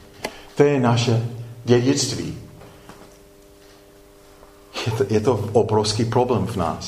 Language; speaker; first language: Czech; non-native, fluent; English